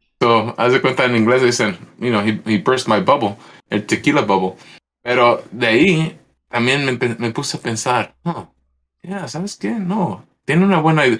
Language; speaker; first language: Spanish; early bilingual, heritage; Spanish